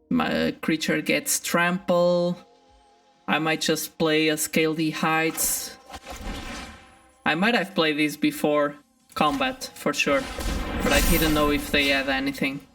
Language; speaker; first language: English; non-native, fluent; Portuguese